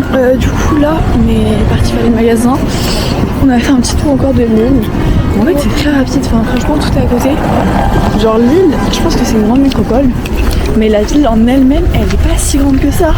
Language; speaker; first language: French; native; French